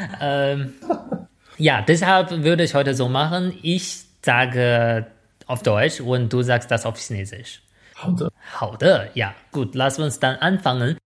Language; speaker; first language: German; non-native, fluent; Chinese